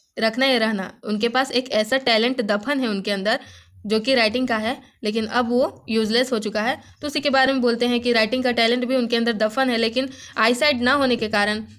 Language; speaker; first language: Hindi; native; Hindi